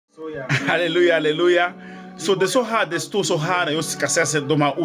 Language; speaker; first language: Swedish; non-native, fluent; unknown